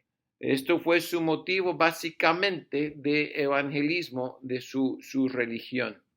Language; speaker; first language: Spanish; non-native, fluent; English